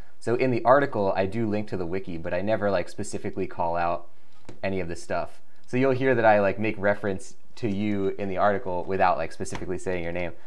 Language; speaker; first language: English; native; English